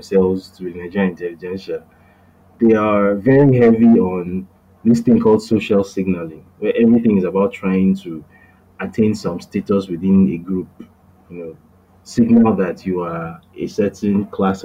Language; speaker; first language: English; non-native, local second language; Yoruba